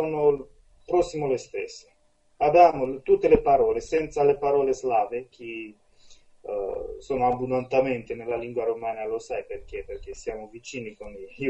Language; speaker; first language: Italian; non-native, fluent; Romanian